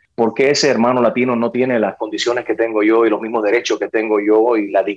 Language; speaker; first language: Spanish; early bilingual, heritage; Spanish